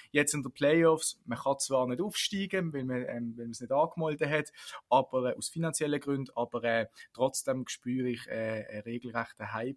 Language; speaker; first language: German; native; German